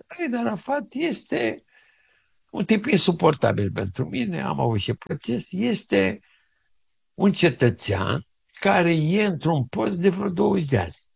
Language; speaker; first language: Romanian; native; Romanian